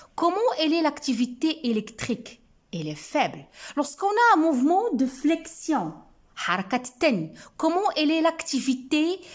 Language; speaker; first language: French; non-native, local second language; Arabic